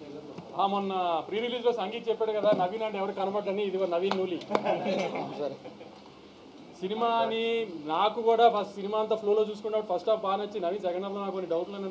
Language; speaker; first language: Telugu; native; Telugu